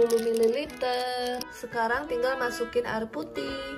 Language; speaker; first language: Indonesian; early bilingual, other home language; Korean